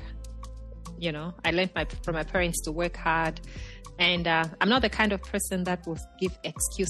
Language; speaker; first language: English; non-native, local second language; Nyanja